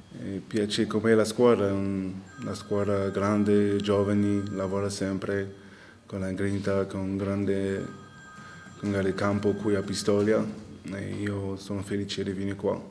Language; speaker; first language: Italian; non-native, local second language; French